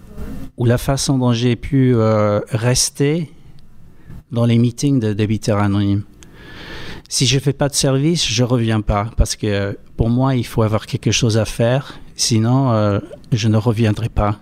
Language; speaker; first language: French; non-native, fluent; English